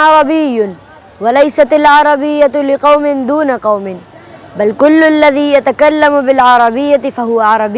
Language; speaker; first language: Arabic; non-native, learner; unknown